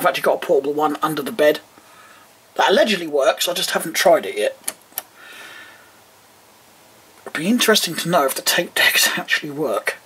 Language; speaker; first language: English; native; English